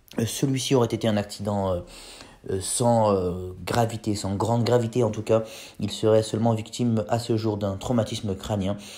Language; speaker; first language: French; native; French